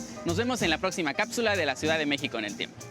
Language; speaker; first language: Spanish; native; Spanish